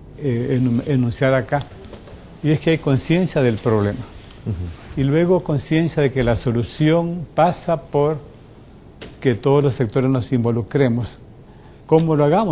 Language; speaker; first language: Spanish; native; Spanish